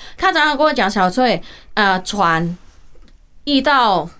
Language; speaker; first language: Chinese; non-native, fluent; Hakka Chinese